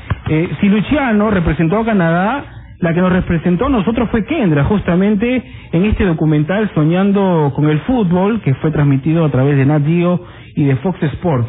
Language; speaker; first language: Spanish; native; Spanish